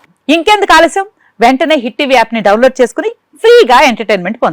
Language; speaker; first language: Telugu; native; Telugu